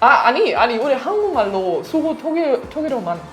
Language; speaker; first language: Korean; non-native, learner; German